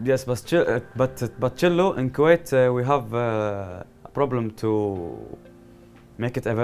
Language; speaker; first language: English; non-native, learner; Arabic